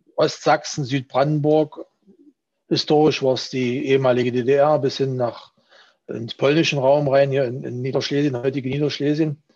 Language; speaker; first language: German; non-native, local second language; Upper Sorbian